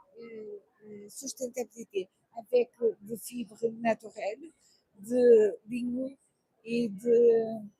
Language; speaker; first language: French; non-native, learner; Portuguese